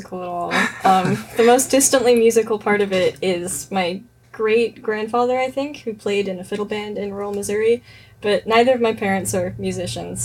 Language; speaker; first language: English; native; English